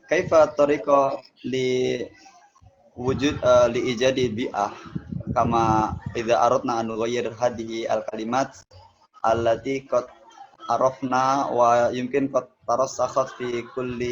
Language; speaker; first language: Arabic; non-native, learner; Indonesian